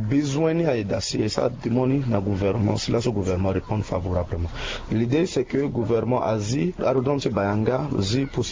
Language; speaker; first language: French; non-native, local second language; Sango